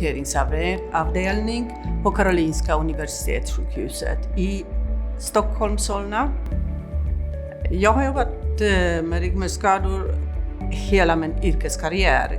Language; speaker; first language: Swedish; non-native, fluent; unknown